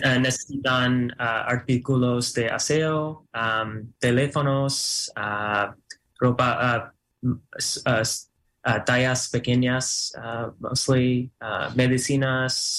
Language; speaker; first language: Spanish; non-native, fluent; English